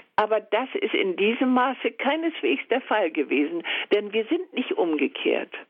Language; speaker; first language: German; native; German